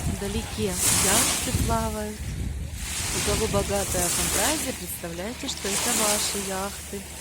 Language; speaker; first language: Russian; native; Russian